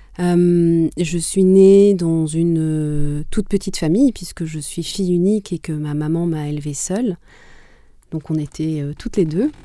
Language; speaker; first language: French; non-native, local second language; Kinyarwanda